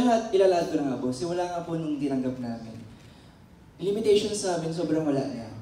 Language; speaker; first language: Filipino; native; Filipino